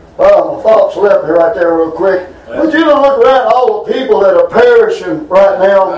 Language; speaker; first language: English; native; English